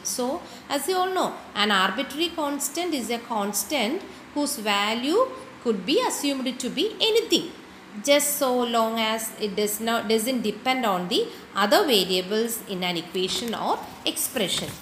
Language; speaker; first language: English; non-native, local second language; Malayalam